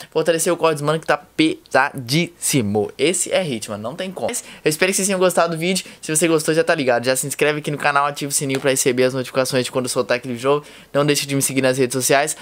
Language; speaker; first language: Portuguese; native; Portuguese